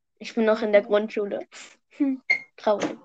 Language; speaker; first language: German; early bilingual, other home language; Vietnamese